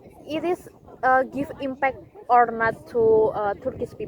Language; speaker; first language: English; non-native, learner; Indonesian